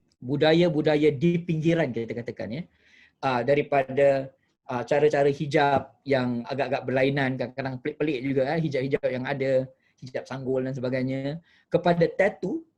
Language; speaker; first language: Malay; native; Malay